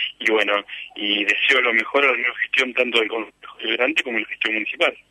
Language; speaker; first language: Spanish; native; Spanish